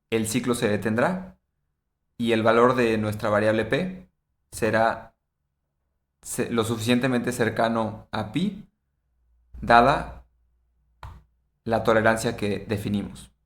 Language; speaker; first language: Spanish; native; Spanish